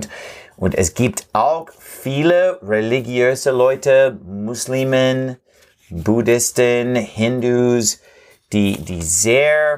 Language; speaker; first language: German; non-native, fluent; English